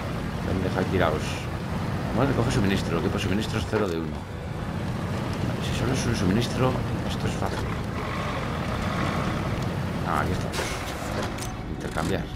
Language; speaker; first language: Spanish; native; Spanish